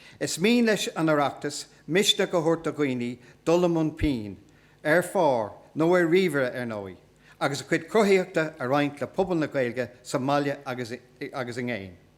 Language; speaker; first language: Irish; non-native, local second language; English